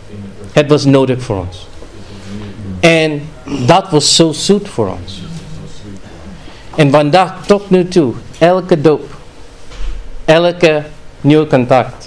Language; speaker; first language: Dutch; non-native, fluent; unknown